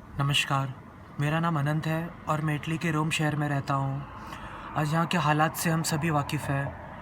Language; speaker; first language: Hindi; native; Hindi